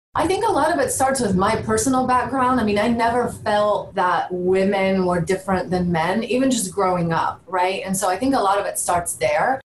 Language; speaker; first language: English; early bilingual, other home language; Bulgarian